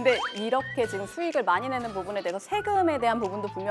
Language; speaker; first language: Korean; native; Korean